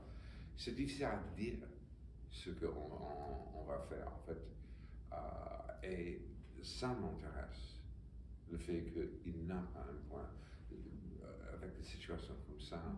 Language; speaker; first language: French; non-native, fluent; English